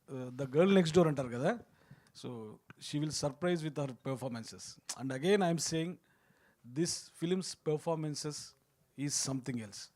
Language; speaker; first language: Telugu; native; Telugu